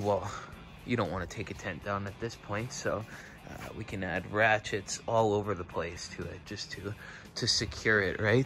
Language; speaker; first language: English; native; English